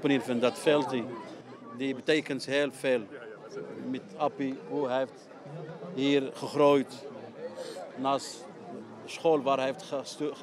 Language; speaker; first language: Dutch; non-native, learner; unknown